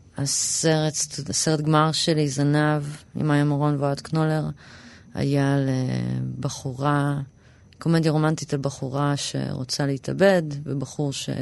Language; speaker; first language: Hebrew; early bilingual, other home language; English